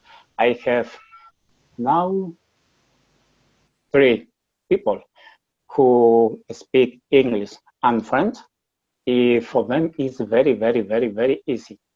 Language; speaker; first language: English; non-native, learner; Spanish